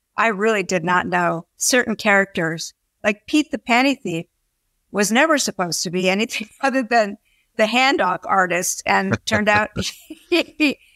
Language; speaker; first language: English; native; English